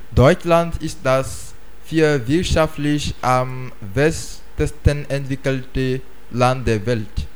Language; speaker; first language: German; non-native, fluent; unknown